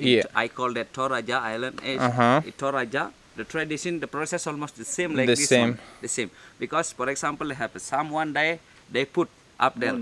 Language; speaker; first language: English; non-native, learner; Indonesian